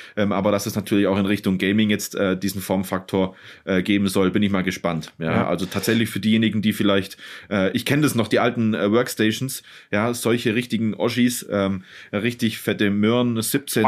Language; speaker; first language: German; native; German